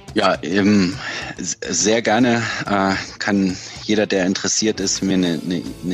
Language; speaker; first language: German; native; German